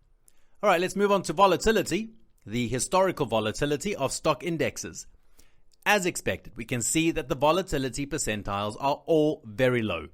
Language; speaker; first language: English; non-native, fluent; Italian